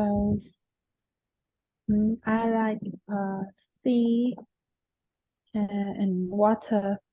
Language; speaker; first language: English; non-native, learner; Vietnamese